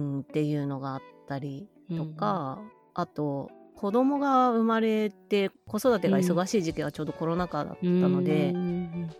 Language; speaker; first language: Japanese; native; Japanese